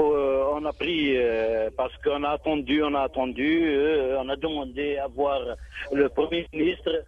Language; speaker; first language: French; non-native, local second language; Arabic